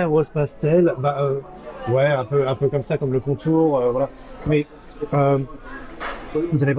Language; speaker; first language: French; native; French